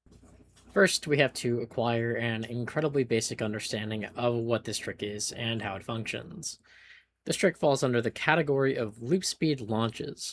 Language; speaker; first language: English; native; English